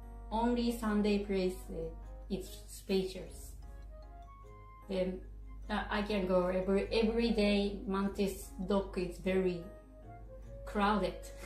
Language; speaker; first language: English; non-native, learner; Japanese